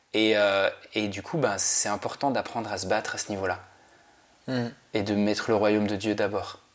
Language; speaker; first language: French; native; French